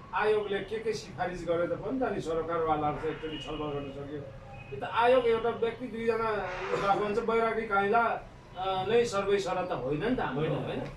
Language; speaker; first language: Nepali; non-native, local second language; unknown